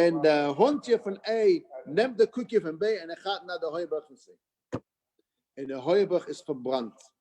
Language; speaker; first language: Dutch; non-native, fluent; English